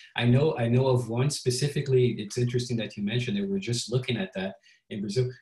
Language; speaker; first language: English; non-native, fluent; Portuguese